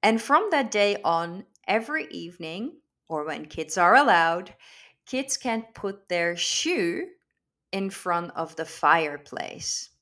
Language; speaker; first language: English; non-native, fluent; Dutch